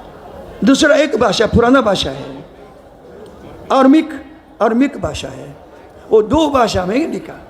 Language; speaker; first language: Hindi; non-native, learner; Japanese